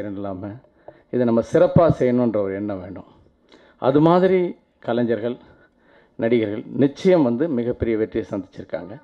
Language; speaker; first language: Tamil; native; Tamil